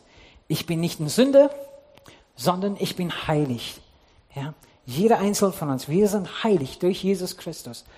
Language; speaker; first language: German; non-native, fluent; English